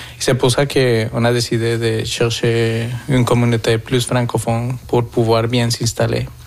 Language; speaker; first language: French; non-native, fluent; Spanish